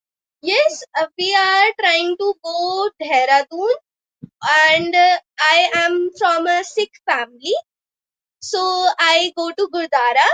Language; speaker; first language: English; non-native, local second language; Hindi